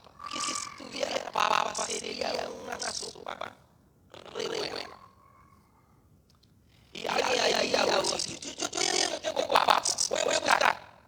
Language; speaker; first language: Spanish; non-native, learner; Portuguese